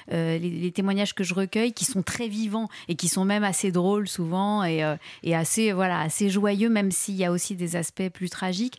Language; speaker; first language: French; native; French